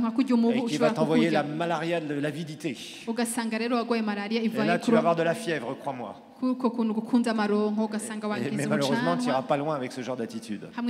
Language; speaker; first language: French; native; French